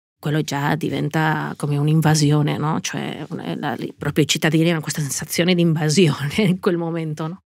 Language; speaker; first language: Italian; non-native, fluent; Catalan